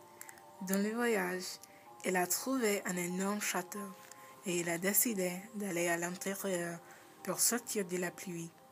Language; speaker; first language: French; non-native, learner; English